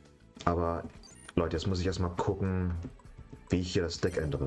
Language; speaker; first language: German; native; German